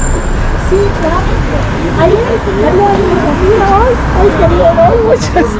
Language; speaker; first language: Spanish; non-native, learner; Filipino